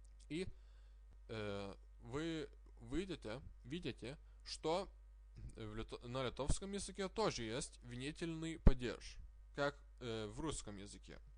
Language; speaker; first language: Russian; non-native, fluent; Lithuanian